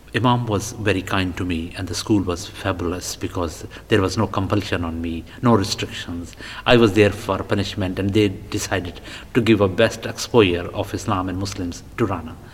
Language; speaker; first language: English; non-native, local second language; Punjabi